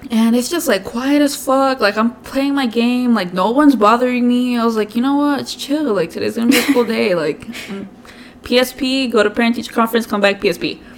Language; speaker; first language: English; early bilingual, other home language; Spanish